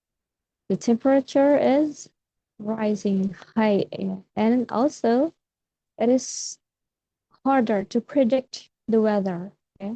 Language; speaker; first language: English; non-native, fluent; Indonesian